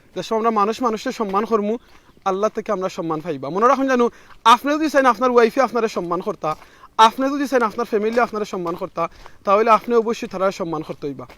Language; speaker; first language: Bangla; native; Bangla